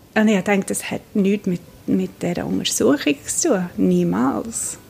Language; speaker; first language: German; non-native, fluent; English